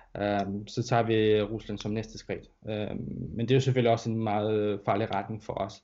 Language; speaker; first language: Danish; non-native, fluent; Russian